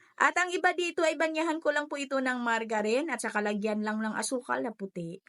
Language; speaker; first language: Filipino; native; Filipino